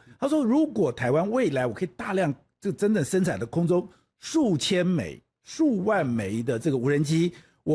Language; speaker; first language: Chinese; native; Chinese